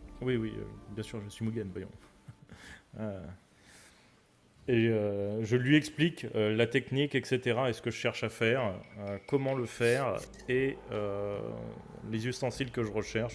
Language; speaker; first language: French; native; French